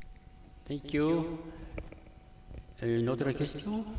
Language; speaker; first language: French; non-native, local second language; Malagasy